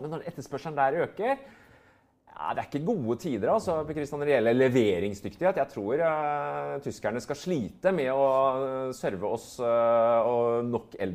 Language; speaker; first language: Norwegian; native; Norwegian